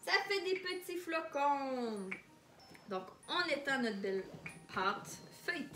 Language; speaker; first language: French; native; French